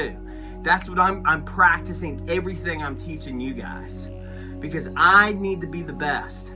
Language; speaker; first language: English; native; English